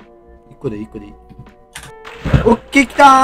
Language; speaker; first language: Japanese; native; Japanese